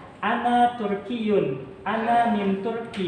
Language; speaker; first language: Arabic; non-native, fluent; Indonesian